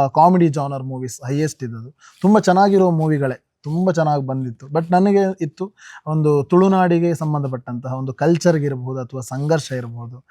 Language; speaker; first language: Kannada; non-native, local second language; Tulu